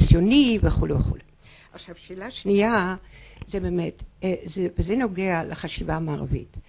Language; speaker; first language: Hebrew; non-native, fluent; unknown